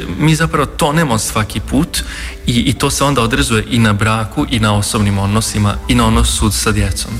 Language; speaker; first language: Croatian; non-native, local second language; Hungarian